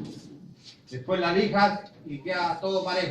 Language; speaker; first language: Spanish; native; Spanish